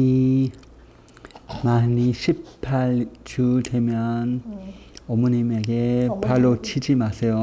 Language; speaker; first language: Korean; non-native, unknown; English